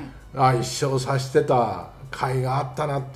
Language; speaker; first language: Japanese; native; Japanese